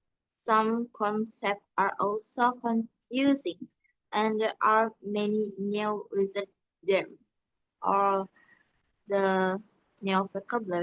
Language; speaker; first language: English; non-native, learner; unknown